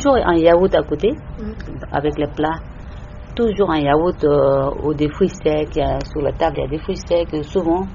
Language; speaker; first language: French; non-native, learner; Tibetan